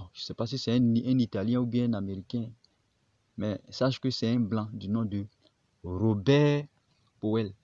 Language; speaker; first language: French; non-native, local second language; Baoulé